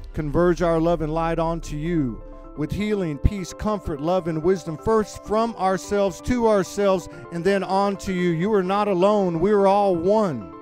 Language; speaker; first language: English; native; English